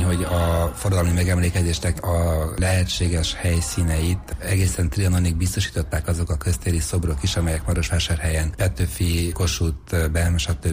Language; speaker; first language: Hungarian; native; Hungarian